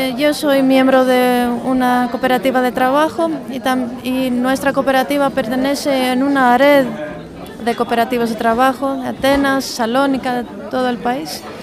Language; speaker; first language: Spanish; non-native, fluent; Greek